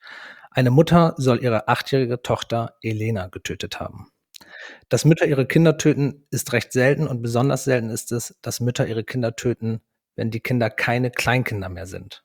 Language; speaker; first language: German; native; German